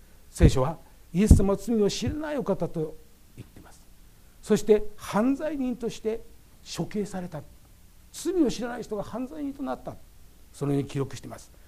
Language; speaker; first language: Japanese; native; Japanese